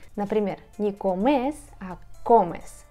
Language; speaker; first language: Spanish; non-native, fluent; Russian